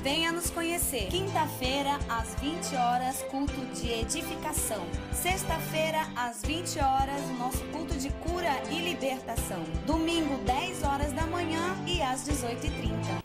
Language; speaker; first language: Portuguese; native; Portuguese